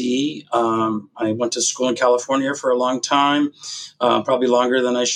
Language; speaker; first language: English; native; English